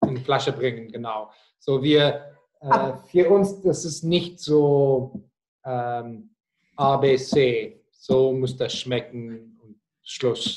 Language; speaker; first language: German; non-native, fluent; Afrikaans